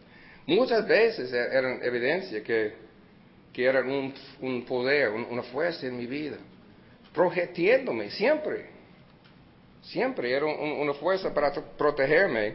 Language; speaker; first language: Spanish; early bilingual, heritage; Spanish